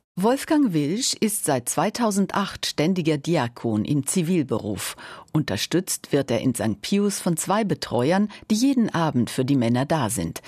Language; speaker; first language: German; native; German